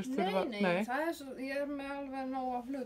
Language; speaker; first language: Icelandic; non-native, learner; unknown